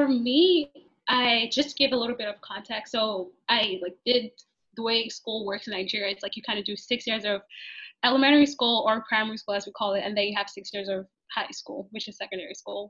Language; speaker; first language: English; non-native, local second language; Yoruba